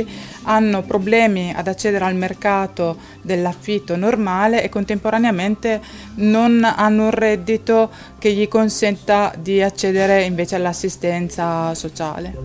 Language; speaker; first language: Italian; native; Italian